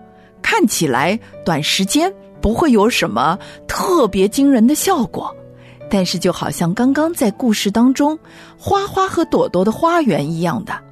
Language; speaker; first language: Chinese; native; Chinese